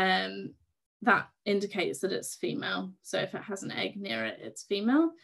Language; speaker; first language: English; native; English